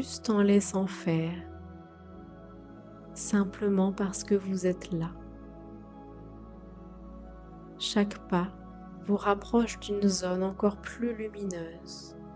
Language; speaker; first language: French; native; French